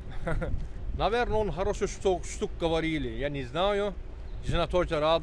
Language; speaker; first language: Russian; non-native, learner; Turkish